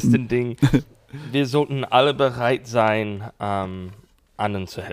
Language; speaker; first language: German; non-native, learner; English